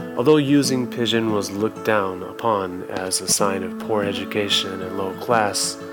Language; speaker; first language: English; non-native, fluent; Japanese